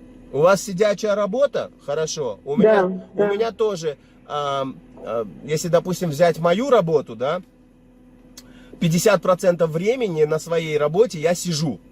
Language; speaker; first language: Russian; native; Russian